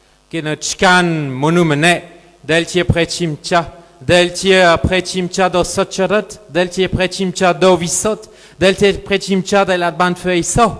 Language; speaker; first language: Khmer; non-native, fluent; French